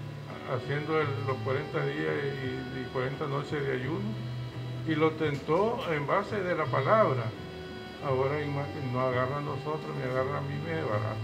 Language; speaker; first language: Spanish; native; Spanish